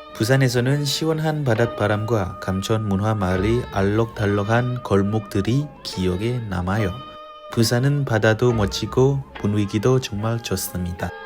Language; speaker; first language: Korean; non-native, fluent; Indonesian